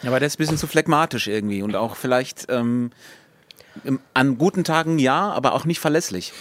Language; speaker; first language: German; native; German